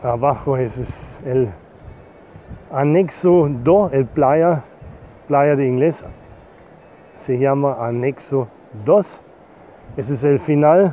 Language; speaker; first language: Spanish; non-native, learner; German